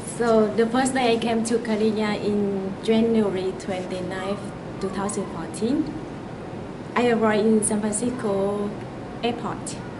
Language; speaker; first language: English; non-native, learner; Vietnamese